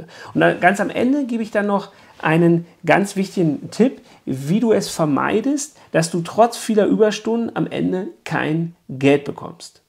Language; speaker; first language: German; native; German